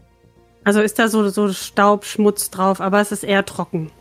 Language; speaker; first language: German; native; German